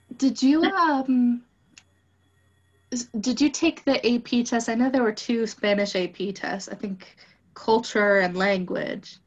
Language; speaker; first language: English; native; English